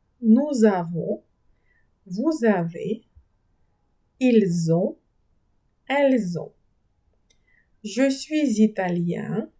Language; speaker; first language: French; non-native, fluent; Ukrainian